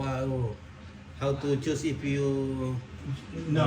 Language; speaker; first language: English; non-native, learner; Indonesian